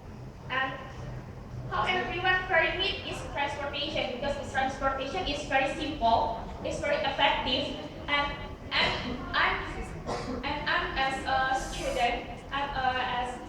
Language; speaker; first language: English; non-native, learner; Indonesian